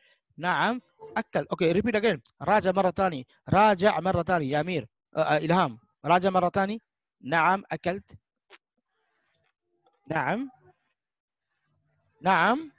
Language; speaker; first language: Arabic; non-native, fluent; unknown